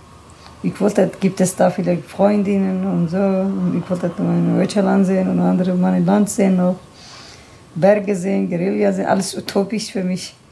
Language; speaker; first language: German; non-native, learner; Kurdish